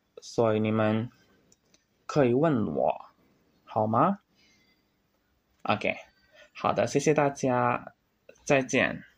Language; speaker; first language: Chinese; non-native, learner; Indonesian